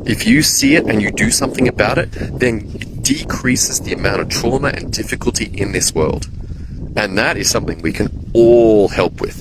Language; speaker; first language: English; native; English